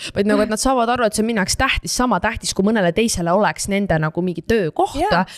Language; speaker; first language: Estonian; native; Estonian